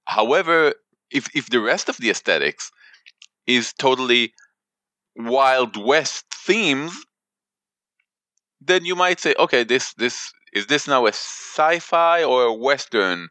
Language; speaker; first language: English; non-native, fluent; Hebrew